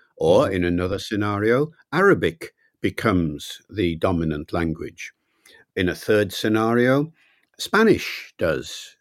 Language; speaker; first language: English; native; English